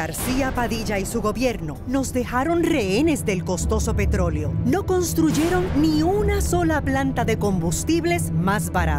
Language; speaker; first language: Spanish; native; Spanish